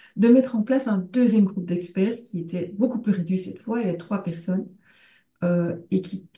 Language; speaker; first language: French; native; French